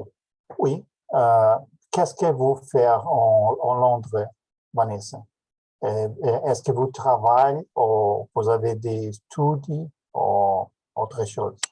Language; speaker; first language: French; non-native, learner; Portuguese